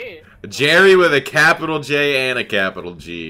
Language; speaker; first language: English; native; English